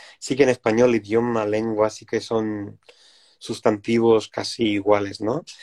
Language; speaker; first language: Spanish; non-native, fluent; English